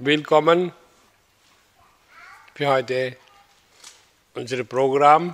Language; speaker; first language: German; non-native, learner; Hindi